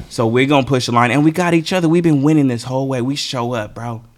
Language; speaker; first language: English; native; English